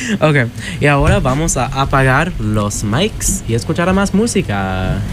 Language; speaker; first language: Spanish; non-native, learner; English